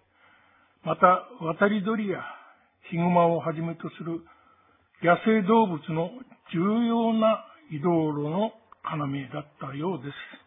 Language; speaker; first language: Japanese; native; Japanese